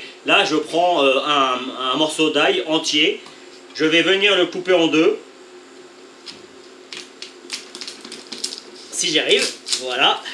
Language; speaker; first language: French; native; French